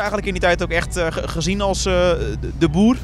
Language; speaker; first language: Dutch; native; Dutch